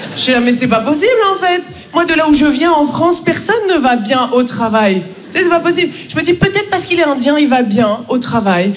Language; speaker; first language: French; native; French